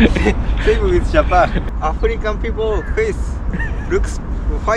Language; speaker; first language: English; non-native, learner; Japanese